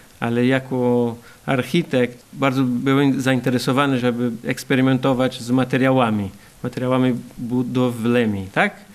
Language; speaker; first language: Polish; non-native, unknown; Portuguese